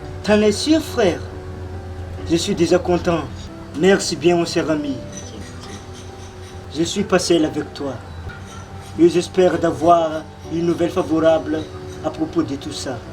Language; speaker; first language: French; non-native, local second language; Malagasy